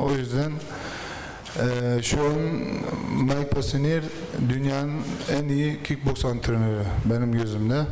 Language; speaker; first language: Turkish; early bilingual, heritage; Turkish